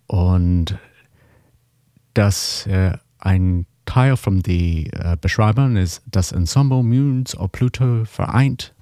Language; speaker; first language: German; non-native, learner; English